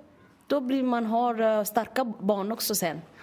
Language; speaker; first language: Swedish; non-native, fluent; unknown